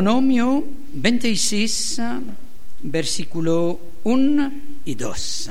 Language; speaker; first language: Spanish; non-native, learner; French